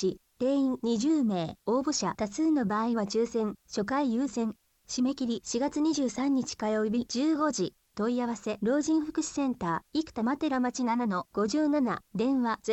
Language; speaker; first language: Japanese; native; Japanese